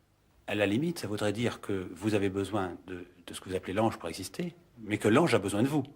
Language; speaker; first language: French; native; French